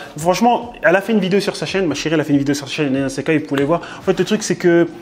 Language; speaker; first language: French; native; French